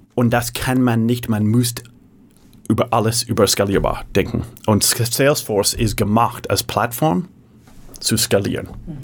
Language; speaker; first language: German; non-native, fluent; English